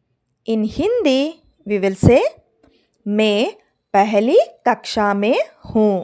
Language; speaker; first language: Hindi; non-native, local second language; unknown